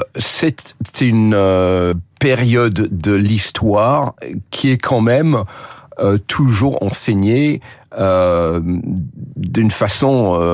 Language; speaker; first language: French; non-native, fluent; English